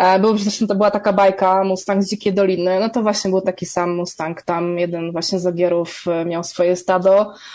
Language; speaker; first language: Polish; native; Polish